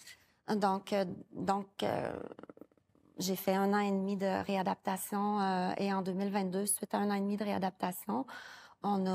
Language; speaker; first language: French; native; French